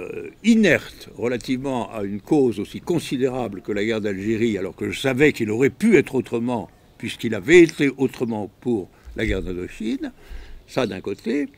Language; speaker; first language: French; native; French